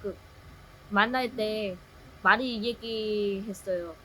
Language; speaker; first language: Korean; non-native, learner; Vietnamese